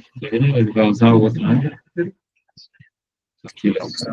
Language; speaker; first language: Portuguese; native; Portuguese